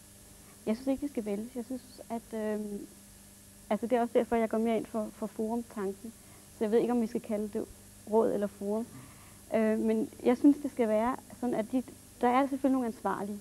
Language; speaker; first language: Danish; native; Danish